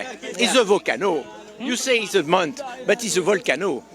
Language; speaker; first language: English; non-native, learner; French